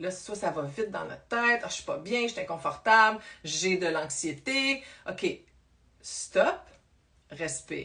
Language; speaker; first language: French; native; French